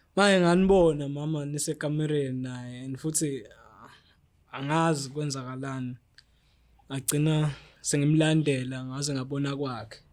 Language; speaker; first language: Zulu; native; Zulu